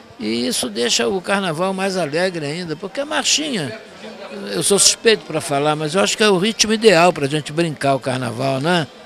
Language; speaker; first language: Portuguese; native; Portuguese